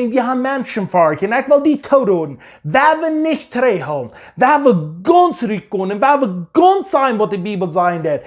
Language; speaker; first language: German; non-native, learner; English